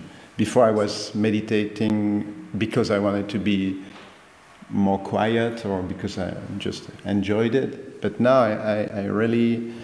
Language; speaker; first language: English; non-native, fluent; French